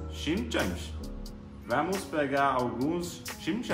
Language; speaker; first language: Portuguese; non-native, learner; English